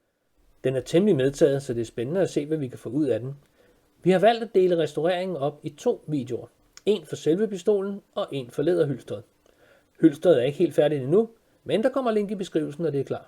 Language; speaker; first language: Danish; native; Danish